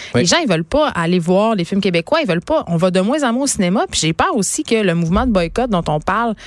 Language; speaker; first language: French; native; French